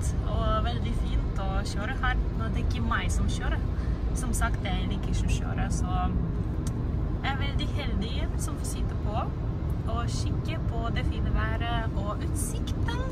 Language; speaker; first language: Norwegian; non-native, fluent; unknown